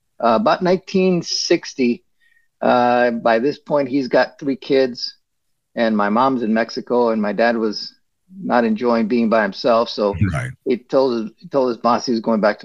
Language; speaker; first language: English; early bilingual, other home language; Spanish